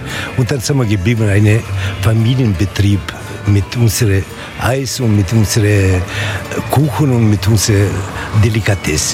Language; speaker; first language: German; non-native, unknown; Italian